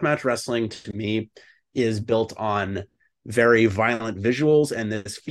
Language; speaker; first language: English; native; English